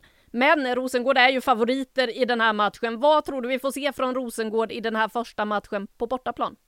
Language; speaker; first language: Swedish; native; Swedish